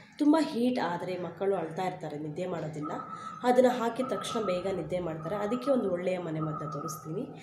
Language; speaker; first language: Kannada; non-native, local second language; Telugu